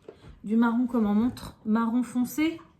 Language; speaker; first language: French; native; French